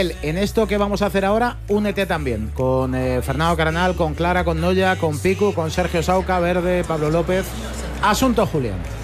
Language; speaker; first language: Spanish; native; Spanish